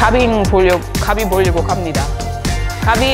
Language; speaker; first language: Korean; non-native, fluent; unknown